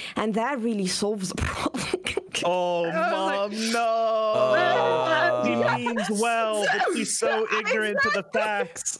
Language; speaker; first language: English; non-native, fluent; Italian